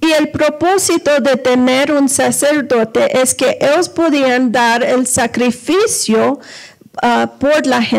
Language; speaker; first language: Spanish; early bilingual, heritage; Spanish